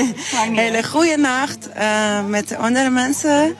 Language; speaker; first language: Dutch; non-native, learner; Persian